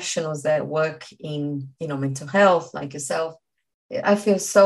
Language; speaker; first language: English; non-native, fluent; Portuguese